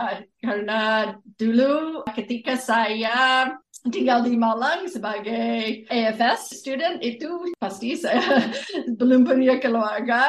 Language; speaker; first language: Indonesian; non-native, fluent; English